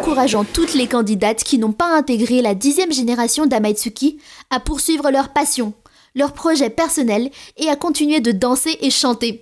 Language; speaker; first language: French; native; French